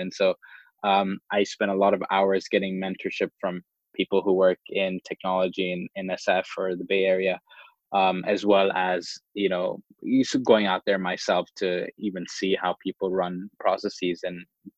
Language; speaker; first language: English; non-native, local second language; Swahili